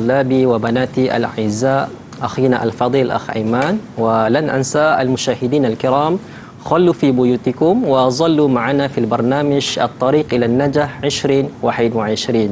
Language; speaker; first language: Arabic; non-native, fluent; Malay